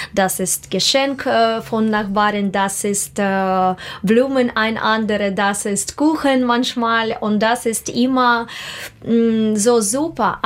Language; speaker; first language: German; non-native, learner; Russian